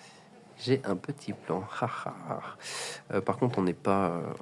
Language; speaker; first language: French; native; French